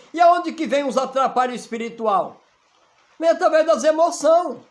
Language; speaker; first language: Portuguese; native; Portuguese